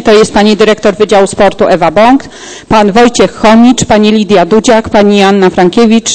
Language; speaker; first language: Polish; native; Polish